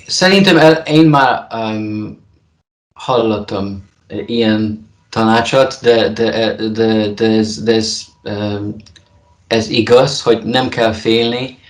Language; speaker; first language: Hungarian; non-native, learner; Polish